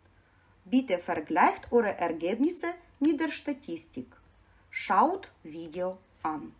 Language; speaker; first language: German; non-native, fluent; Ukrainian